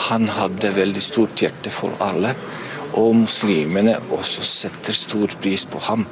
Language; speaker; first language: Norwegian; non-native, fluent; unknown